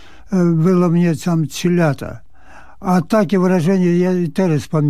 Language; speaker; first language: Polish; early bilingual, heritage; Polish